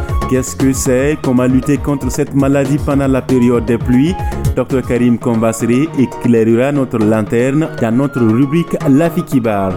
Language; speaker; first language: French; non-native, local second language; Mossi